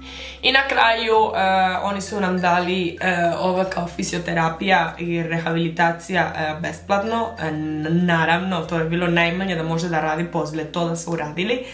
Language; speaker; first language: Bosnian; early bilingual, heritage; Spanish